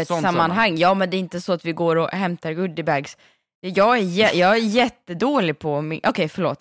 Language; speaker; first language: Swedish; native; Swedish